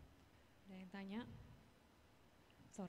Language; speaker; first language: Indonesian; native; Indonesian